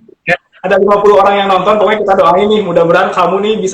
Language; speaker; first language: Indonesian; native; Indonesian